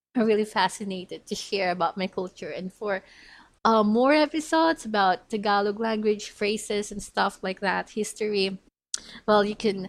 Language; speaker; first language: English; non-native, local second language; Filipino